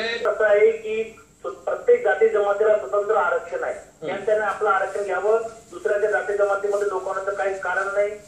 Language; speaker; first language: Marathi; non-native, local second language; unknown